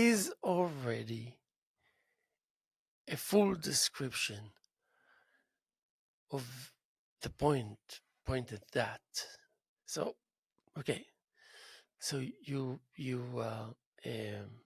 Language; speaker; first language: English; non-native, fluent; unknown